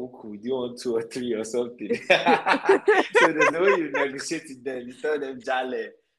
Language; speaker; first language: English; non-native, local second language; Yoruba